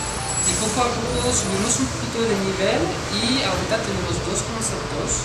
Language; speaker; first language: Spanish; non-native, fluent; French